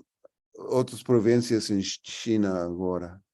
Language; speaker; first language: Portuguese; non-native, fluent; English